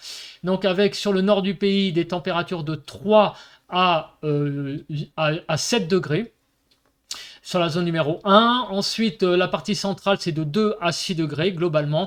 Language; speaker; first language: French; native; French